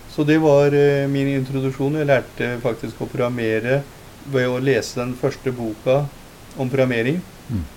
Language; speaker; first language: Norwegian; early bilingual, other home language; Punjabi